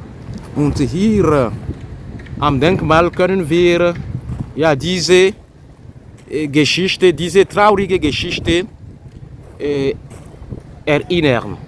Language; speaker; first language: German; non-native, fluent; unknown